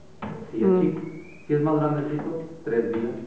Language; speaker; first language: Spanish; native; Spanish